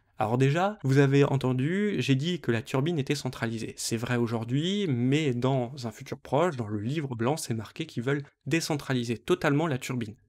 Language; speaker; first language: French; native; French